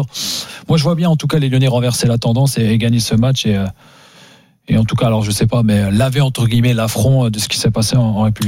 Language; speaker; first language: French; native; French